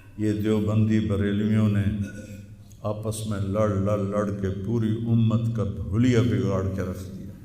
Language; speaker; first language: Urdu; non-native, local second language; Punjabi